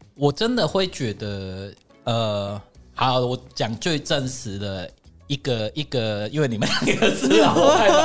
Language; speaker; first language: Chinese; non-native, local second language; Cantonese